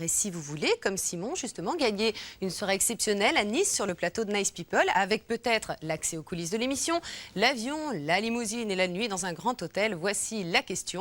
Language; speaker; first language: French; native; French